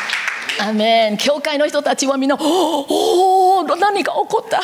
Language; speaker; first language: Japanese; non-native, learner; Korean